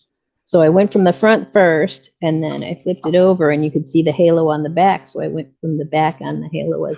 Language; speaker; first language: English; native; English